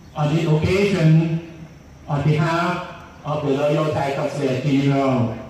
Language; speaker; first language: English; non-native, fluent; Thai